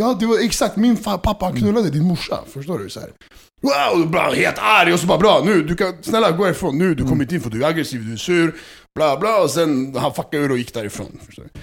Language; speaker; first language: Swedish; early bilingual, other home language; Serbian